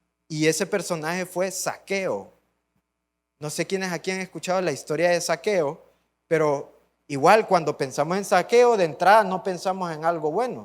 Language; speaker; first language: Spanish; native; Spanish